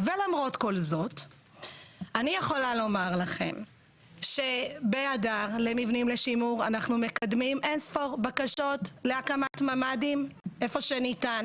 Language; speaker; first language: Hebrew; native; Hebrew